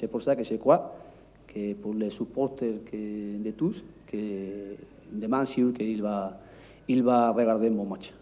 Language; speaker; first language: French; non-native, learner; Spanish